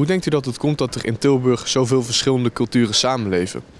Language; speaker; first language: Dutch; native; Dutch